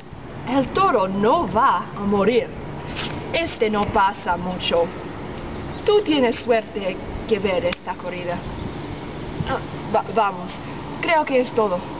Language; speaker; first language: Spanish; non-native, learner; English